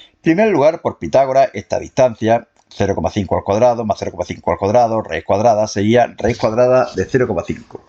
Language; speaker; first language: Spanish; native; Spanish